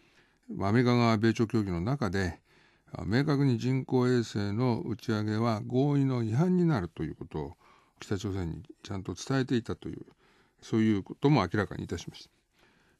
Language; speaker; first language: Japanese; native; Japanese